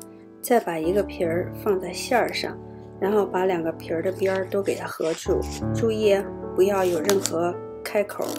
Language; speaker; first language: Chinese; native; Chinese